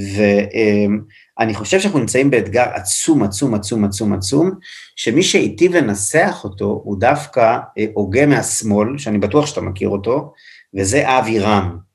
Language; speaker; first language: Hebrew; native; Hebrew